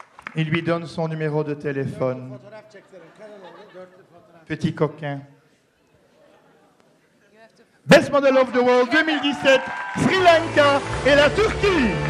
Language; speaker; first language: French; native; French